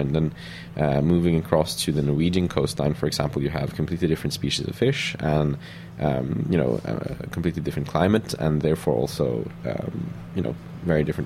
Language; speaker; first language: English; non-native, fluent; Swedish